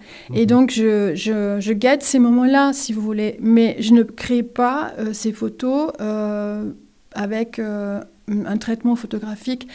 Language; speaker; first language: French; non-native, fluent; German